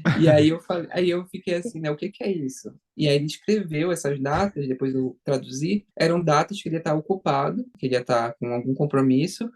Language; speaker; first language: Portuguese; native; Portuguese